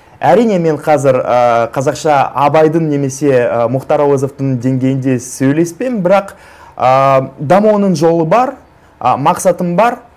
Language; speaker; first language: Kazakh; non-native, local second language; Russian